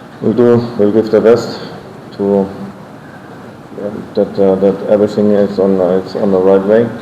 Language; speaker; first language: English; non-native, fluent; German